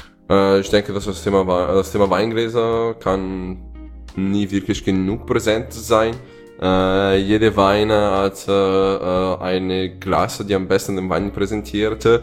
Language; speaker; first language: German; non-native, fluent; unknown